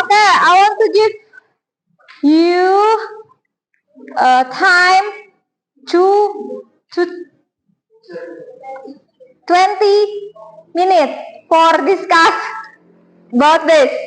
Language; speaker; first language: English; non-native, learner; Indonesian